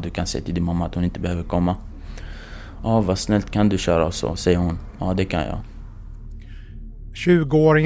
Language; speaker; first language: Swedish; non-native, fluent; Kurdish